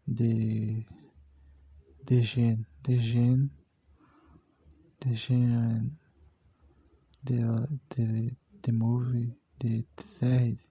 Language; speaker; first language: French; non-native, learner; Portuguese